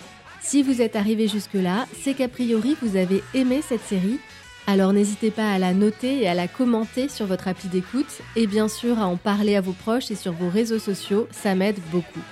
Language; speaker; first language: French; native; French